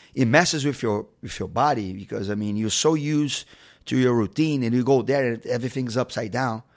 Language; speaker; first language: English; non-native, fluent; Portuguese